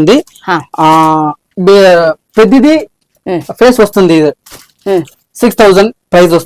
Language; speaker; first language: Telugu; non-native, learner; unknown